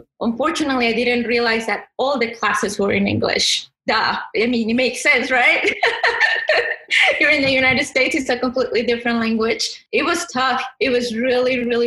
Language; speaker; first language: English; non-native, fluent; Spanish